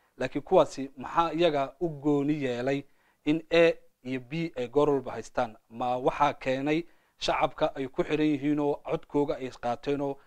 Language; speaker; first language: Somali; native; Somali